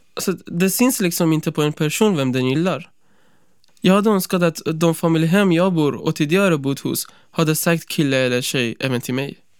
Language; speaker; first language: Swedish; non-native, fluent; Persian